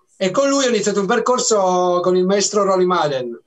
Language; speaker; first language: Italian; native; Italian